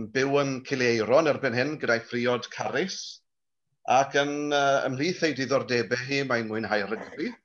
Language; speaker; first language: Welsh; native; Welsh